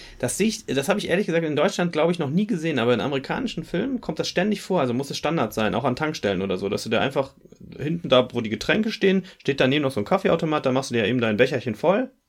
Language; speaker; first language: German; native; German